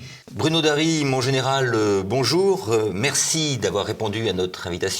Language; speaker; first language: French; native; French